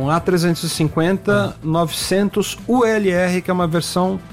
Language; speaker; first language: Portuguese; native; Portuguese